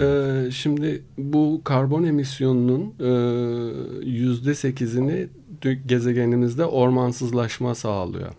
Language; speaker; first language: Turkish; native; Turkish